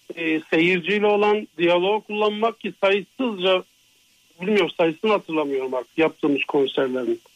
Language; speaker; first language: Turkish; native; Turkish